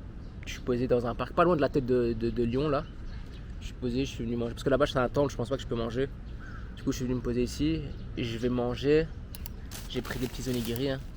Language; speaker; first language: French; native; French